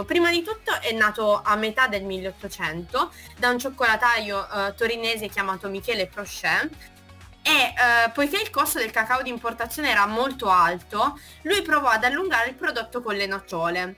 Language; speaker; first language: Italian; native; Italian